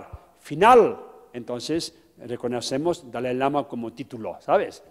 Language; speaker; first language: Spanish; non-native, fluent; Tibetan